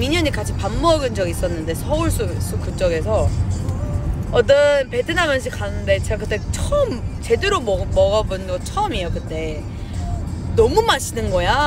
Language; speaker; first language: Korean; non-native, fluent; Chinese